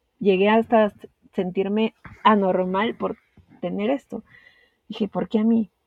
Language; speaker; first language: Spanish; native; Spanish